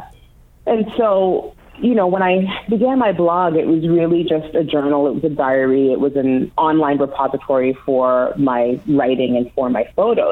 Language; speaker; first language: English; native; English